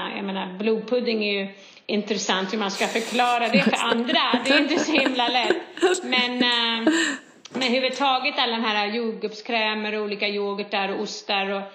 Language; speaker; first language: Swedish; native; Swedish